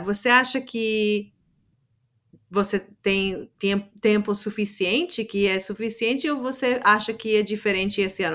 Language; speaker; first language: Portuguese; non-native, fluent; English